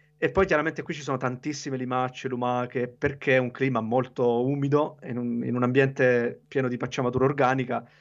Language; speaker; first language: Italian; native; Italian